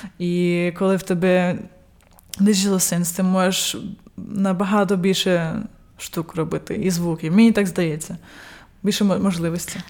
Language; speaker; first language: Ukrainian; early bilingual, heritage; Ukrainian